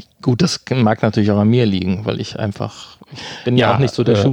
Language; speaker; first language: German; native; German